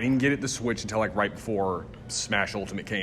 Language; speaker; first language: English; native; English